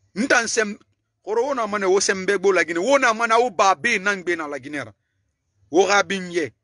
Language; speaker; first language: French; non-native, local second language; Susu